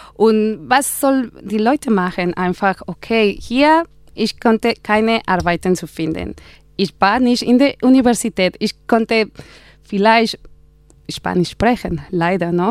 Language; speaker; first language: German; non-native, learner; Spanish